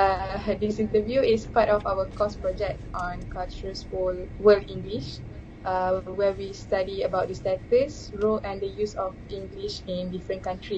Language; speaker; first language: English; non-native, local second language; Malay